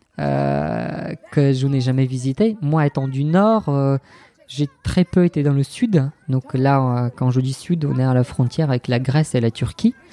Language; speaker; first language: French; non-native, fluent; Bulgarian